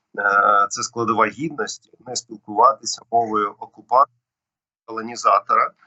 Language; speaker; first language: Ukrainian; non-native, local second language; Russian